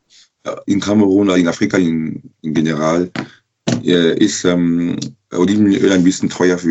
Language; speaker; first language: German; non-native, local second language; French